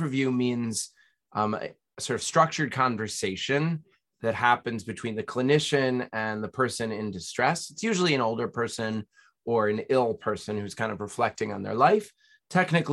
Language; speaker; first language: English; native; English